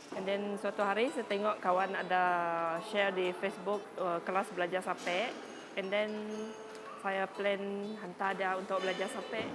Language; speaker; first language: Malay; non-native, local second language; Iban